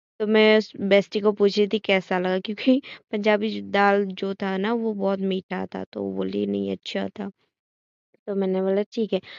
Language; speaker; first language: Hindi; non-native, local second language; Assamese